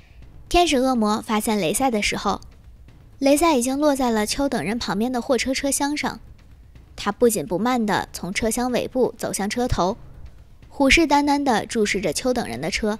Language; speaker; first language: Chinese; native; Chinese